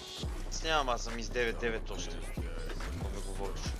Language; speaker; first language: Bulgarian; native; Bulgarian